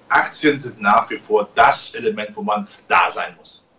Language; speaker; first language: German; native; German